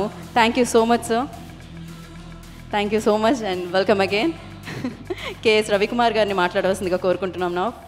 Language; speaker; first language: Telugu; native; Telugu